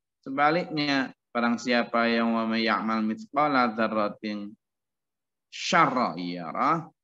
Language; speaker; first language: Indonesian; non-native, local second language; Javanese